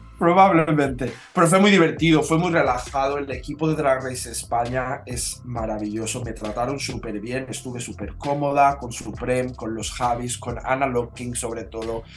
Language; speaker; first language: Spanish; non-native, local second language; Catalan